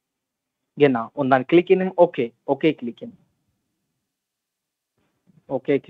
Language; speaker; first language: German; non-native, learner; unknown